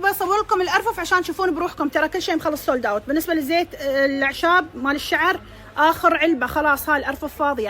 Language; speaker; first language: Arabic; native; Arabic